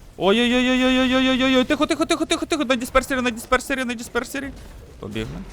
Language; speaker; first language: Ukrainian; non-native, local second language; Russian